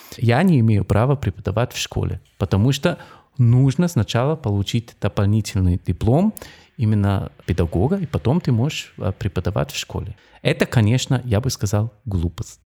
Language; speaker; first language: Russian; non-native, fluent; German